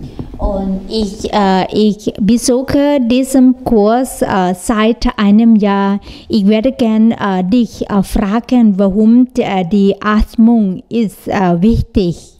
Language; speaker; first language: German; non-native, learner; Thai